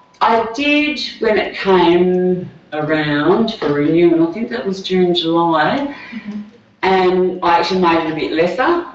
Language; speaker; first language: English; native; English